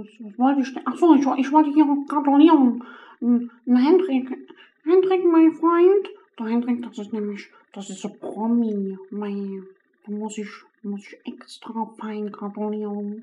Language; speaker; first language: German; native; German